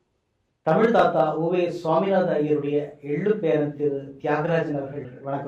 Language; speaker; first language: Tamil; native; Tamil